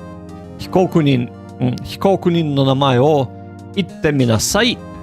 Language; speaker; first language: Japanese; non-native, learner; English